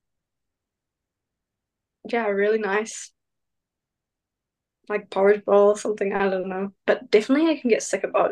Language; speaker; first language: English; native; English